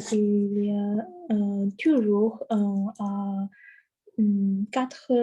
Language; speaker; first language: French; non-native, learner; Chinese